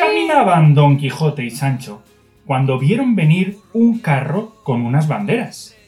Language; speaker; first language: Spanish; native; Spanish